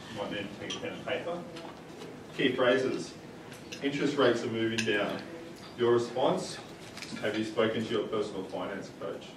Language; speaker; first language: English; native; English